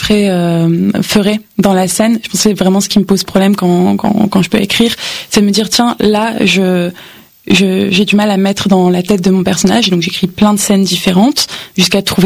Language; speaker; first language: French; native; French